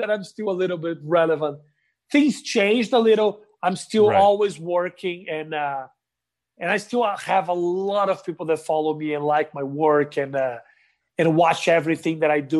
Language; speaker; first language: English; non-native, fluent; Portuguese